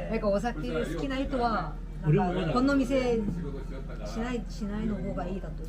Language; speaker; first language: Japanese; non-native, learner; Korean